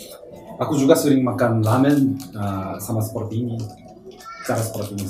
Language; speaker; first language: Indonesian; non-native, learner; Korean